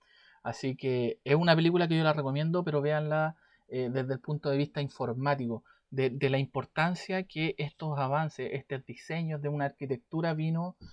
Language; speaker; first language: Spanish; native; Spanish